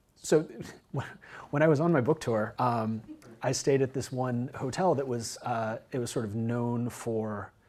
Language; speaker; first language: English; native; English